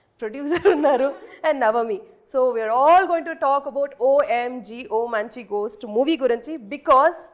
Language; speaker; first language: Telugu; non-native, fluent; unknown